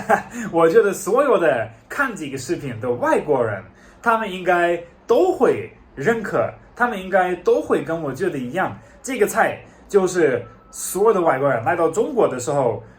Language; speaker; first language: Chinese; non-native, fluent; German